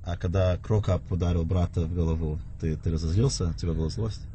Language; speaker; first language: Russian; early bilingual, heritage; Russian